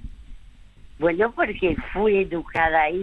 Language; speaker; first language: Spanish; early bilingual, other home language; French